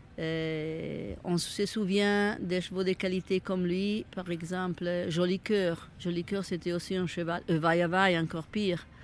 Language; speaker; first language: French; non-native, fluent; Italian